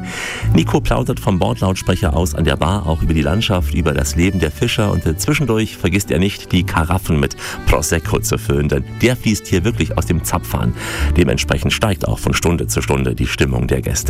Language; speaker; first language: German; native; German